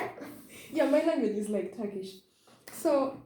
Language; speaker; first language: English; non-native, fluent; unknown